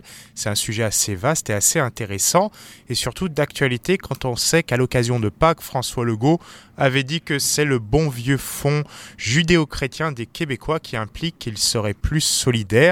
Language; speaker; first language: French; native; French